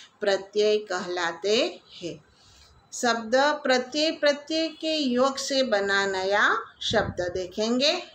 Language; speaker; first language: Hindi; non-native, local second language; Gujarati